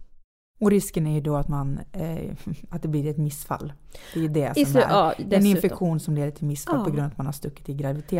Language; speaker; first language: Swedish; native; Swedish